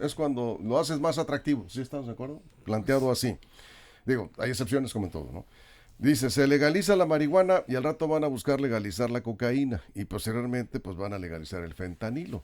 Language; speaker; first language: Spanish; native; Spanish